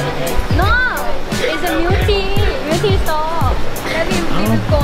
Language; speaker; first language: English; non-native, learner; Thai